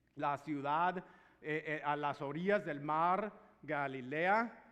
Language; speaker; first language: Spanish; non-native, fluent; English